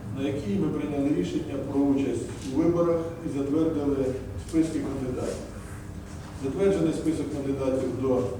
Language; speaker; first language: Ukrainian; native; Ukrainian